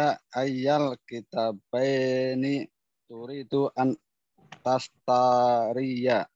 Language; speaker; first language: Arabic; non-native, learner; Indonesian